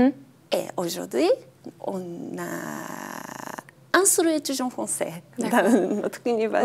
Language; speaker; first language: French; non-native, fluent; Japanese